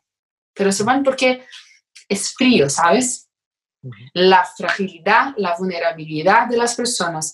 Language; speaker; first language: Spanish; non-native, fluent; Portuguese